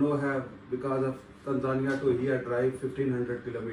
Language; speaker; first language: English; non-native, learner; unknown